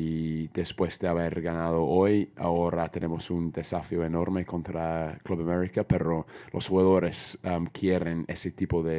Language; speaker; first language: Spanish; non-native, fluent; English